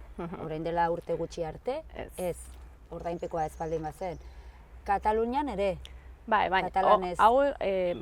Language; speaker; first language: Basque; native; Basque